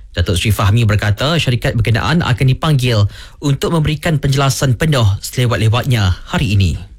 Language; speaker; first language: Malay; native; Malay